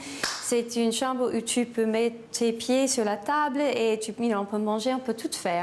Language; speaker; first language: French; non-native, learner; English